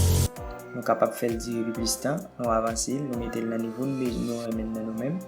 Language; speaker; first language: French; non-native, learner; Haitian Creole